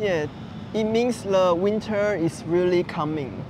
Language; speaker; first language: English; non-native, learner; Chinese